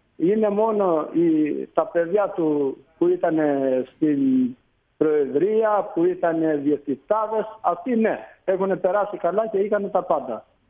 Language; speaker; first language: Greek; non-native, fluent; Albanian